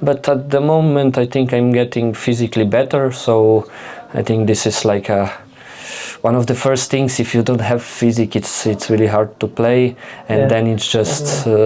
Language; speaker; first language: English; non-native, fluent; Slovenian